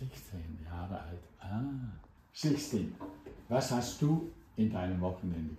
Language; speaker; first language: German; non-native, fluent; Danish